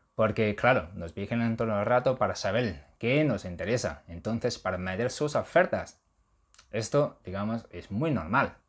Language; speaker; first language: Spanish; non-native, fluent; Chinese